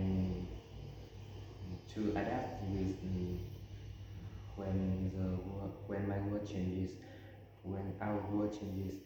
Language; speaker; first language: English; non-native, learner; Vietnamese